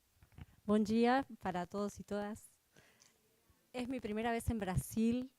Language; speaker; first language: Spanish; native; Spanish